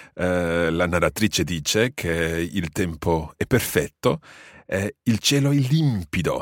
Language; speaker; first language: Italian; non-native, fluent; English